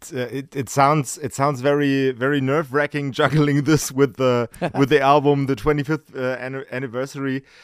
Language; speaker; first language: English; non-native, fluent; German